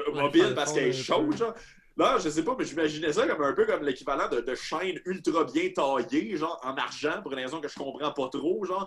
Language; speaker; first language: French; native; French